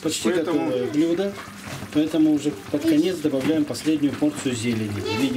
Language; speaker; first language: Russian; native; Russian